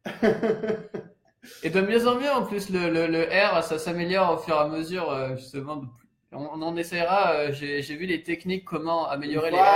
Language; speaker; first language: French; native; French